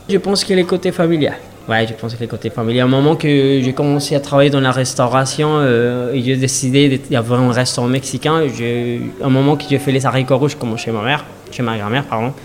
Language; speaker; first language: French; non-native, learner; Spanish